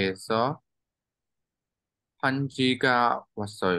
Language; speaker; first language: Korean; non-native, learner; Burmese